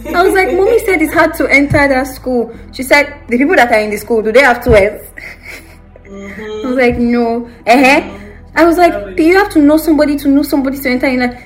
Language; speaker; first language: English; non-native, local second language; Yoruba